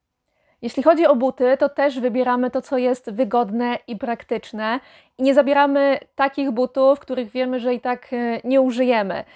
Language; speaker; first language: Polish; native; Polish